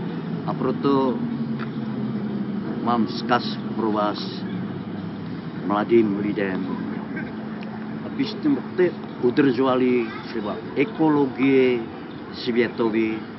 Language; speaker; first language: Czech; non-native, fluent; Indonesian